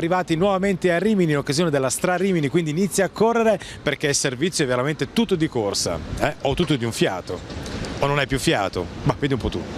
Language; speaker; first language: Italian; native; Italian